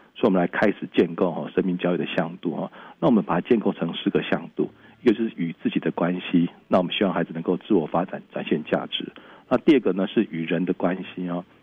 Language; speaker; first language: Chinese; native; Chinese